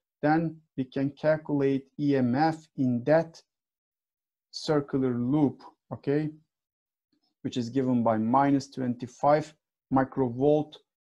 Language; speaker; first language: English; non-native, fluent; Turkish